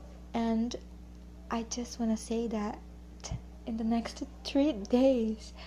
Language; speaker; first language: English; non-native, learner; Portuguese